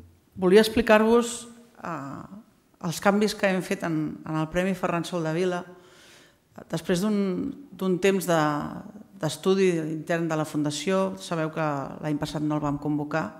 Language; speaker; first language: Catalan; native; Catalan